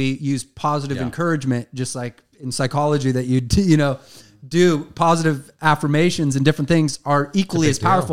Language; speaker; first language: English; native; English